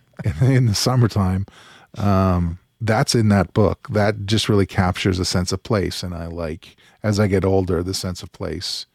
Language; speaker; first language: English; native; English